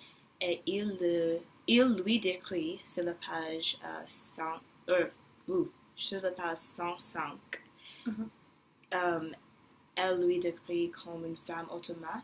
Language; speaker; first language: French; non-native, learner; English